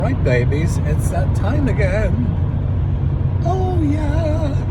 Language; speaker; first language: English; native; English